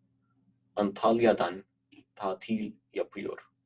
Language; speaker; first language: Turkish; non-native, fluent; Urdu